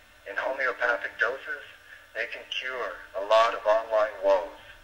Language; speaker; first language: English; native; English